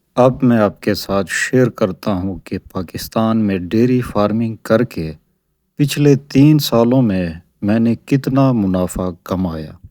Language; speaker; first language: Urdu; non-native, local second language; Saraiki